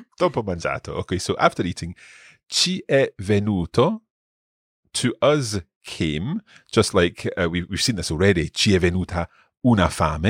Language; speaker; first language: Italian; non-native, fluent; English